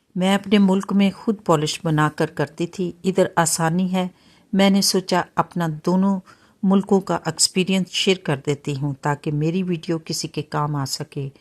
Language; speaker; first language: Urdu; native; Urdu